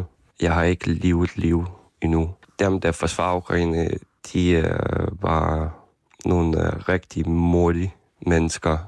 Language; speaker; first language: Danish; non-native, fluent; Ukrainian